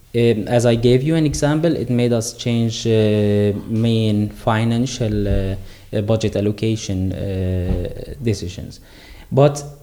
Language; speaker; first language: English; non-native, fluent; Arabic